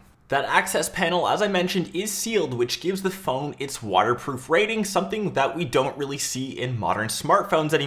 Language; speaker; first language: English; native; English